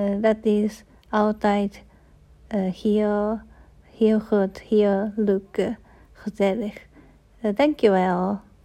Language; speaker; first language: Dutch; non-native, learner; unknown